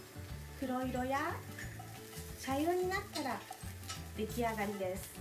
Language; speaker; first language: Japanese; native; Japanese